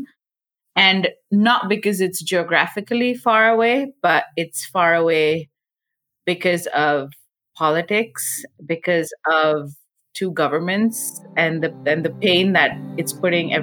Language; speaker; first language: English; non-native, local second language; Gujarati